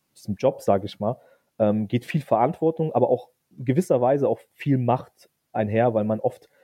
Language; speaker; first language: German; native; German